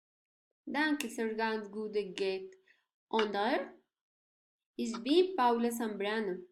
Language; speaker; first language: German; non-native, learner; Spanish